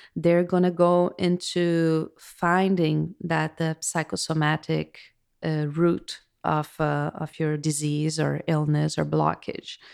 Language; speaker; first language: English; non-native, fluent; Portuguese